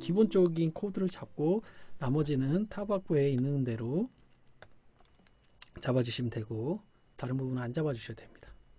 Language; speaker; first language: Korean; native; Korean